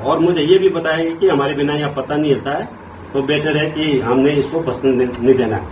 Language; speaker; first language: Hindi; native; Hindi